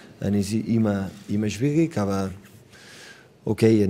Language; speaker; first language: German; non-native, learner; Catalan